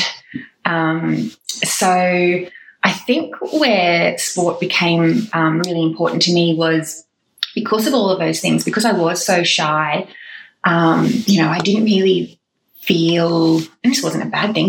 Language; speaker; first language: English; native; English